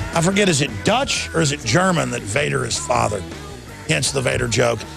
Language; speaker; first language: English; native; English